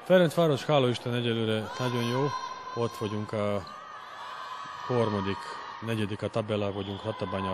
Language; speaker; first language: Hungarian; non-native, fluent; Serbian